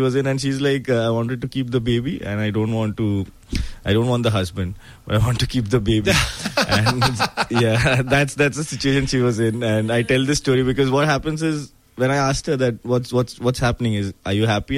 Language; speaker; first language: English; non-native, local second language; Bangla